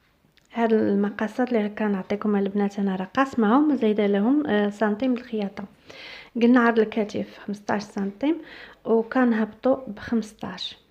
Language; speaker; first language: Arabic; native; Arabic